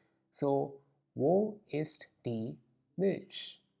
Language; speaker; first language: German; non-native, learner; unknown